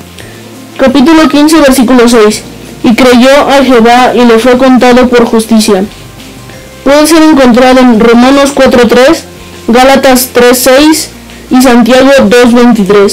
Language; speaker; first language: Spanish; native; Spanish